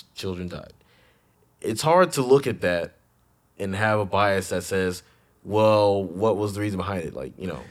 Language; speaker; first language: English; native; English